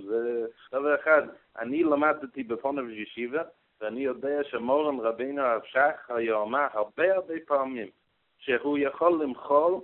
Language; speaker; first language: Hebrew; non-native, learner; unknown